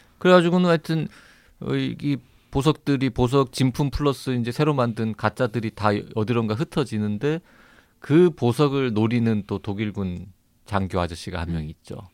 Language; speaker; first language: Korean; native; Korean